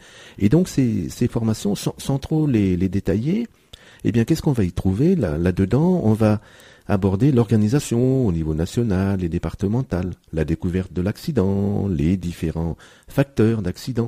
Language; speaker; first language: French; native; French